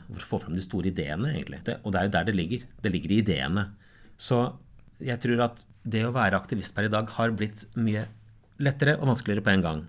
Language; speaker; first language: Norwegian; native; Norwegian